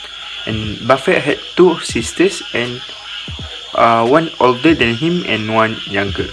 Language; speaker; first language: English; non-native, local second language; Malay